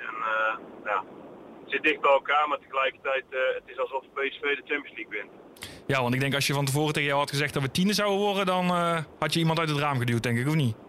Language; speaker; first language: Dutch; native; Dutch